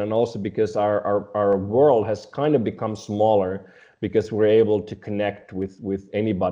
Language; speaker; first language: English; non-native, fluent; Swedish